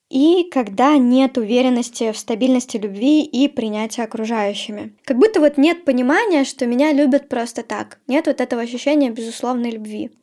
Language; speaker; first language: Russian; native; Russian